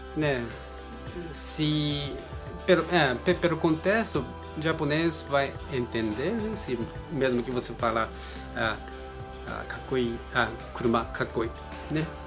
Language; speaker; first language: Portuguese; non-native, learner; Japanese